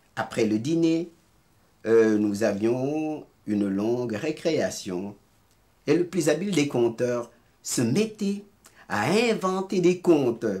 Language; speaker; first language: French; non-native, local second language; Serer